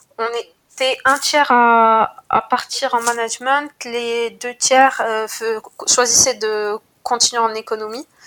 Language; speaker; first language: French; non-native, local second language; Arabic